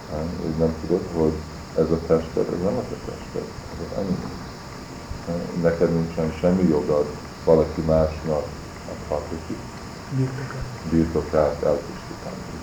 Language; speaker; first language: Hungarian; early bilingual, heritage; Hungarian